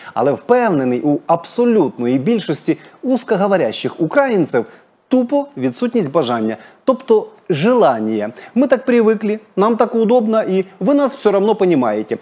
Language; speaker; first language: Ukrainian; native; Ukrainian